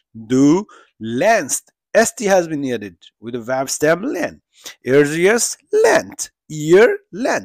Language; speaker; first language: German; non-native, fluent; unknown